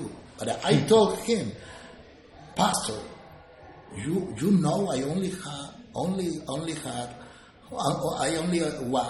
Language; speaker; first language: English; non-native, learner; Spanish